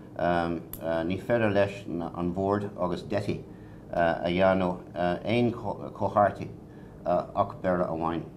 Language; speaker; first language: Irish; non-native, learner; English